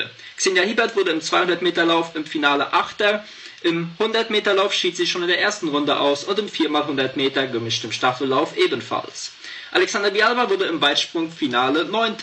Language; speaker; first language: German; native; German